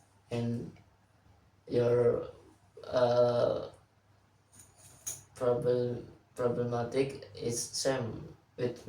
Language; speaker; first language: English; non-native, learner; Indonesian